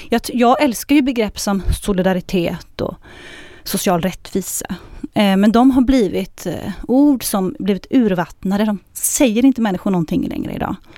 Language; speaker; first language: Swedish; early bilingual, other home language; Arabic